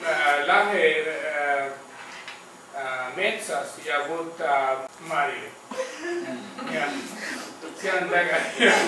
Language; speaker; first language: Estonian; non-native, learner; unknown